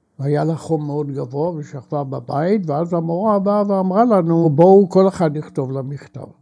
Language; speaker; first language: Hebrew; native; Hebrew